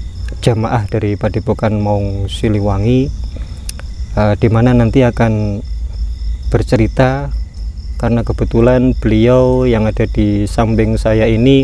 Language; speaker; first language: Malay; non-native, local second language; Javanese